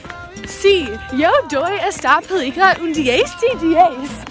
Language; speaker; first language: Spanish; non-native, learner; English